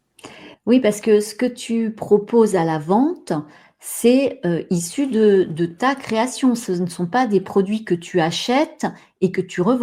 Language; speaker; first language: French; native; French